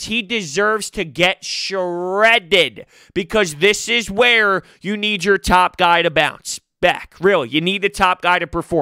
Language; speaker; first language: English; native; English